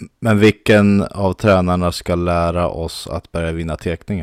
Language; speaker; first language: Swedish; native; Swedish